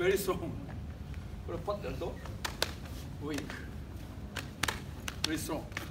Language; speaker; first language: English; non-native, learner; Japanese